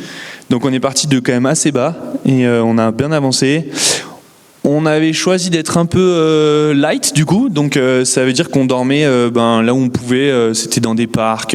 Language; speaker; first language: French; native; French